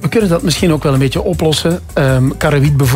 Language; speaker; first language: Dutch; native; Dutch